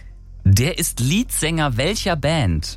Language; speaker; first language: German; native; German